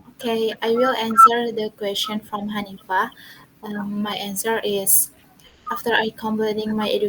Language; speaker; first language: English; non-native, learner; Indonesian